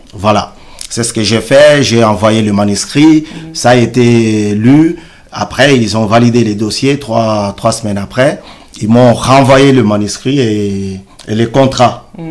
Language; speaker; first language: French; non-native, local second language; Luba-Lulua